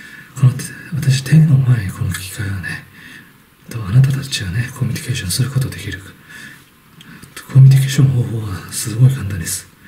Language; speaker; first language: Japanese; non-native, learner; Chinese